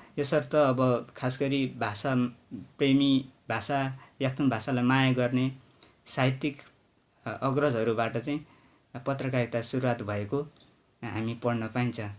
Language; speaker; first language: Nepali; non-native, local second language; Limbu